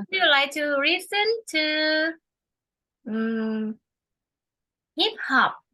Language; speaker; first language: English; non-native, fluent; Thai